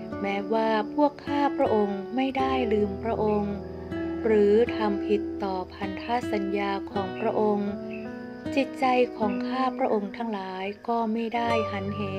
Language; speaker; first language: Thai; native; Thai